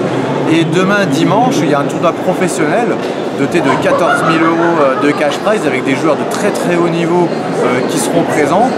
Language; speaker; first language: French; native; French